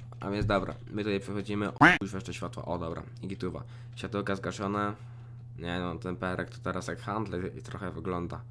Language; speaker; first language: Polish; native; Polish